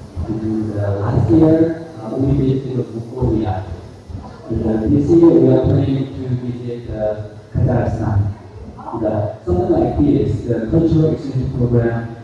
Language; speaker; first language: English; non-native, fluent; Korean